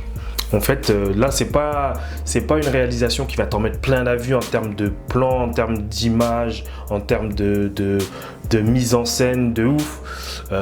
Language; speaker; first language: French; native; French